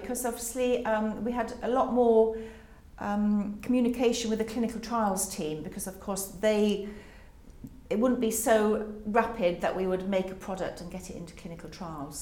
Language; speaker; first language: English; native; English